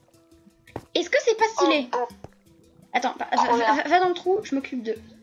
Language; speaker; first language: French; native; French